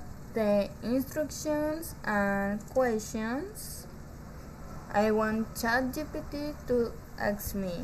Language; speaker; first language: English; non-native, learner; Spanish